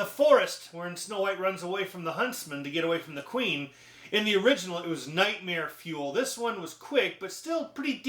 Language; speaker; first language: English; native; English